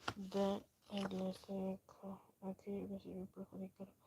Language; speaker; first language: Spanish; native; Spanish